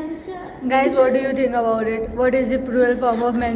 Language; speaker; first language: English; non-native, local second language; Hindi